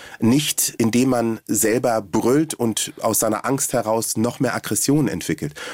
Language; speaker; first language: German; early bilingual, other home language; Swahili